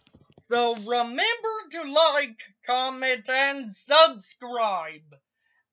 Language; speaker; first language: English; native; English